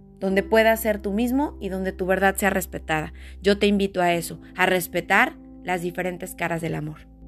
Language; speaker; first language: Spanish; native; Spanish